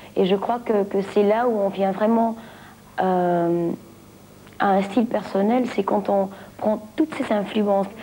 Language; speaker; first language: French; non-native, local second language; Dutch